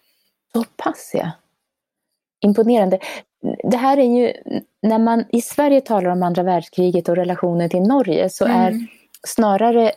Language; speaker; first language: Swedish; native; Swedish